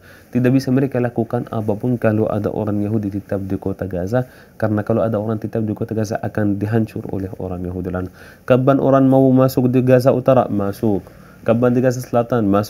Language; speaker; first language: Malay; non-native, fluent; Arabic